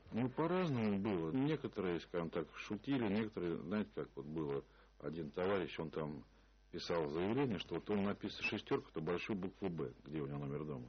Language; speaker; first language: Russian; native; Russian